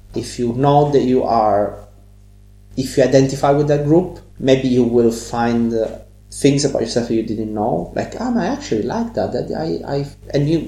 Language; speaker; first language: English; non-native, fluent; Italian